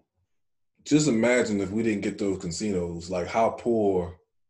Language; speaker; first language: English; native; English